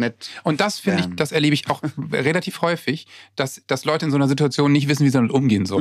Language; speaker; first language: German; native; German